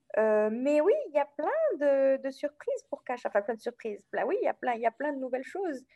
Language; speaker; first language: French; non-native, local second language; Arabic